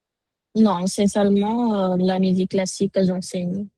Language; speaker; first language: French; non-native, fluent; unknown